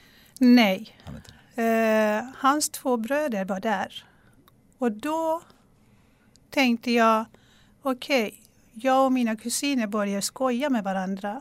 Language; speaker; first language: Swedish; non-native, fluent; Persian